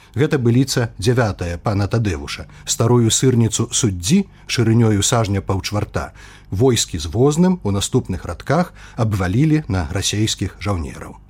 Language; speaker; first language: Belarusian; native; Belarusian